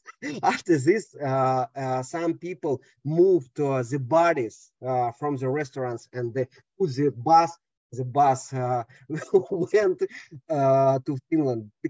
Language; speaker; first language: English; non-native, learner; Russian